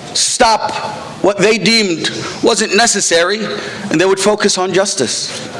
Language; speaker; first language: English; native; English